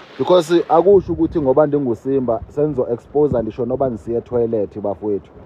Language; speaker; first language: Zulu; non-native, local second language; Xhosa